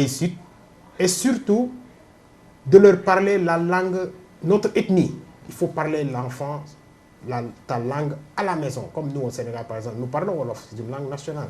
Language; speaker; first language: French; non-native, local second language; Wolof